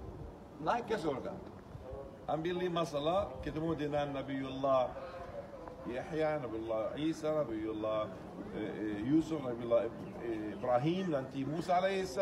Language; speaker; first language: Indonesian; non-native, fluent; Arabic